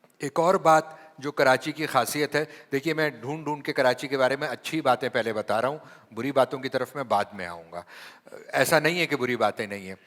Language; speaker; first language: Urdu; native; Urdu